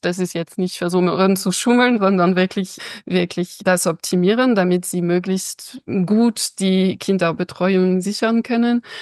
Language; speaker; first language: German; non-native, fluent; French